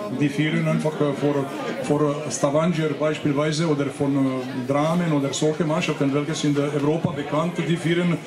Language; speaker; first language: German; non-native, fluent; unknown